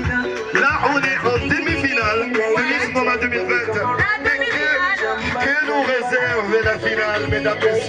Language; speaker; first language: French; non-native, local second language; Rundi